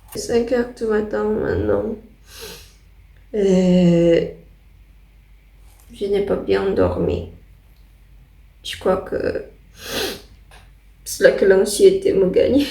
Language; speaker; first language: French; non-native, learner; Indonesian